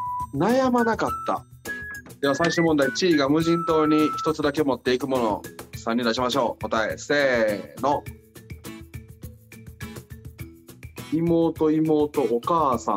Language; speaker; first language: Japanese; native; Japanese